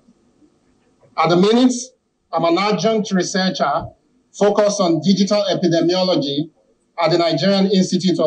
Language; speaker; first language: English; non-native, local second language; Yoruba